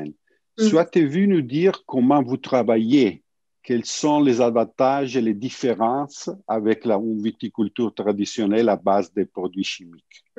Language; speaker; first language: French; non-native, learner; Italian